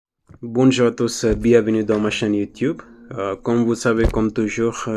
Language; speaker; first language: French; non-native, learner; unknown